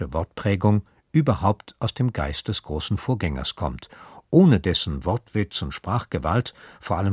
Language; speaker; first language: German; native; German